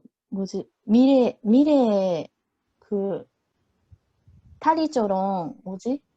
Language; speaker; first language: Korean; non-native, learner; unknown